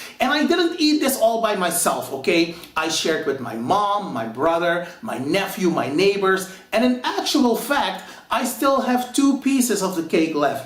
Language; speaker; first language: English; non-native, fluent; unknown